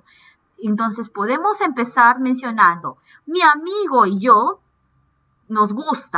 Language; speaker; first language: Spanish; native; Spanish